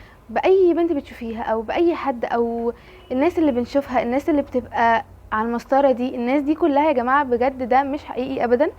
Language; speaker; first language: Arabic; native; Arabic